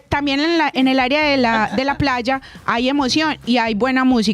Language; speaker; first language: Spanish; native; Spanish